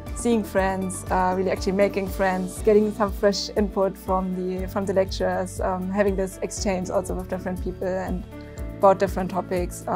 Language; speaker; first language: English; non-native, fluent; German